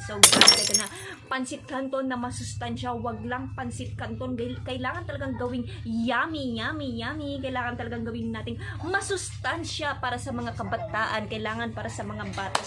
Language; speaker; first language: Filipino; non-native, local second language; Iloko